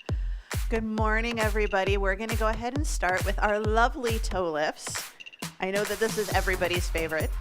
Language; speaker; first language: English; native; English